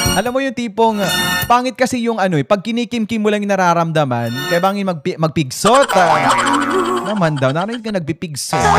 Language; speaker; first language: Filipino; non-native, local second language; Waray